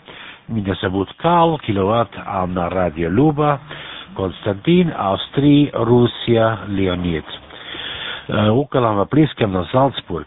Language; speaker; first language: Russian; non-native, learner; German